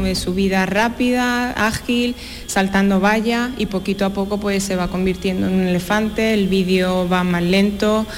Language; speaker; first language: Spanish; native; Spanish